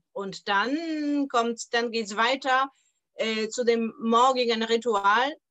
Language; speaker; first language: German; non-native, fluent; Polish